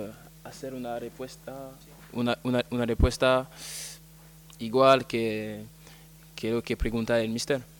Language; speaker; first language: Spanish; non-native, learner; French